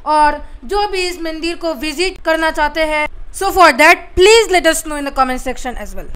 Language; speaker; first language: Hindi; non-native, local second language; Assamese